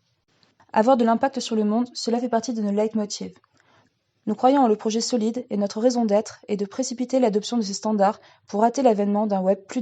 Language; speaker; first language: French; native; French